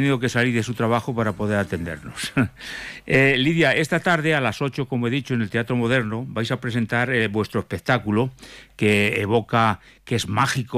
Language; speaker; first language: Spanish; native; Spanish